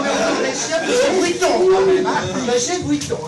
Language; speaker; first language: French; native; French